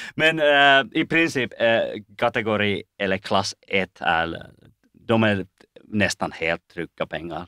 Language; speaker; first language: Swedish; non-native, local second language; Finnish